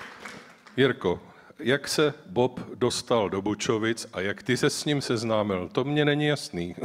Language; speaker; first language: Czech; native; Czech